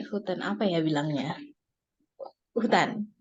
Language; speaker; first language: Indonesian; non-native, learner; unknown